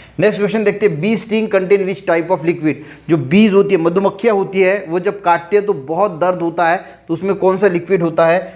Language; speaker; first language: Hindi; non-native, local second language; Marathi